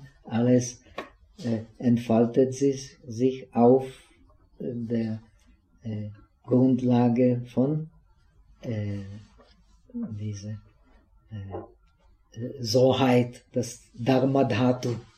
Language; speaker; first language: German; non-native, fluent; Czech